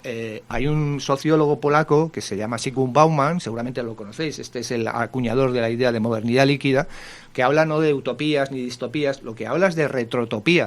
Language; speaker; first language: Spanish; native; Spanish